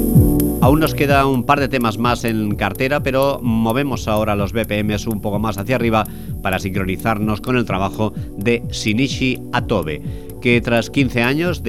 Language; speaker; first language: Spanish; native; Spanish